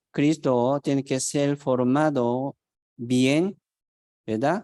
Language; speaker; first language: Spanish; non-native, fluent; Korean